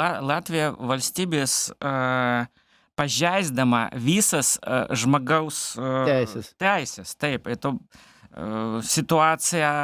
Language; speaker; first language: Lithuanian; non-native, learner; Belarusian